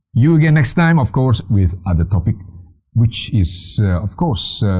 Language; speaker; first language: English; non-native, fluent; Indonesian